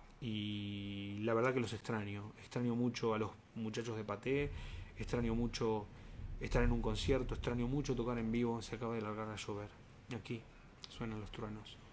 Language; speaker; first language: Spanish; native; Spanish